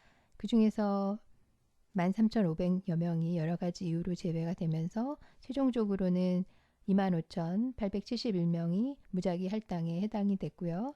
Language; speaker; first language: Korean; native; Korean